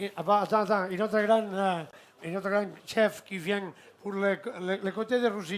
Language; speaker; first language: French; non-native, fluent; Catalan